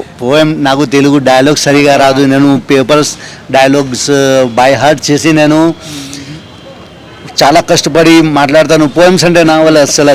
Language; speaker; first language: Telugu; non-native, learner; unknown